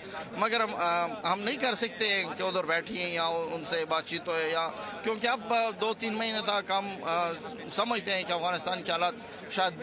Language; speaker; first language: Hindi; non-native, fluent; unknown